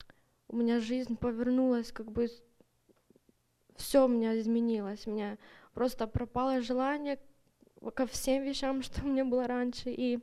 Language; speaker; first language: Russian; early bilingual, heritage; Russian